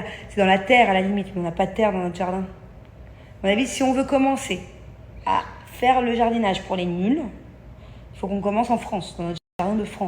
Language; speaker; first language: French; native; French